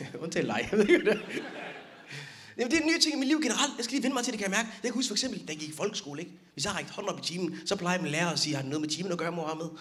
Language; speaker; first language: Danish; early bilingual, other home language; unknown